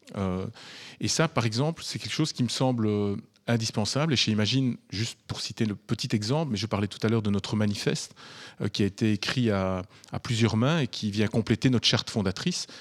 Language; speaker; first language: French; native; French